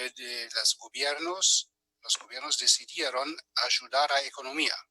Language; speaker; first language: Spanish; non-native, fluent; German